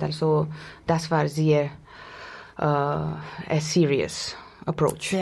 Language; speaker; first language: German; non-native, fluent; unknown